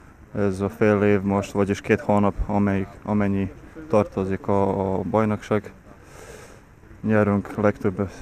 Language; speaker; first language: Hungarian; non-native, fluent; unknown